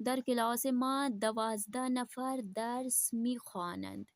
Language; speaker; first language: Persian; non-native, fluent; Urdu